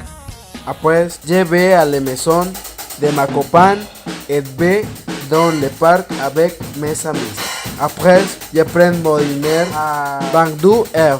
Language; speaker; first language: French; non-native, learner; Spanish